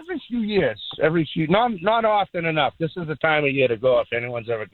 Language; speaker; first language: English; native; English